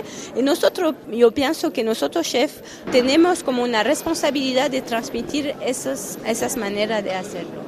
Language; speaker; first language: Spanish; non-native, fluent; French